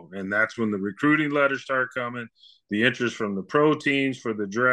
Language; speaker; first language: English; native; English